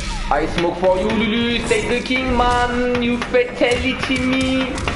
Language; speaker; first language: English; non-native, learner; French